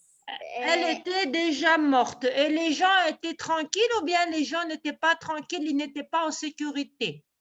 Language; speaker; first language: French; non-native, local second language; Arabic